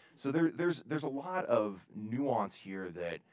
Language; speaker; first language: English; native; English